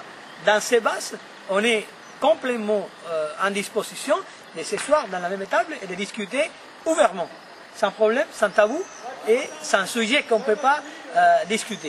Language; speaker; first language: French; non-native, fluent; Spanish